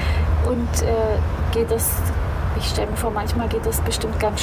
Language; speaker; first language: German; native; German